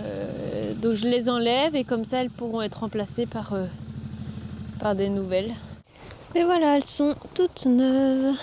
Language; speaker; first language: French; native; French